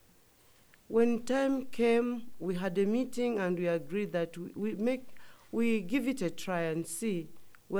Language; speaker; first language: English; non-native, local second language; Nyanja